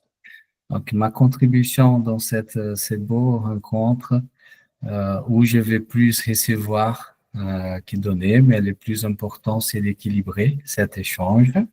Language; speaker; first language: French; non-native, fluent; Portuguese